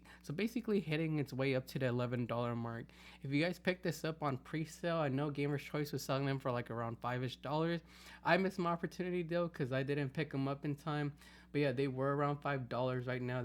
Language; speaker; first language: English; native; English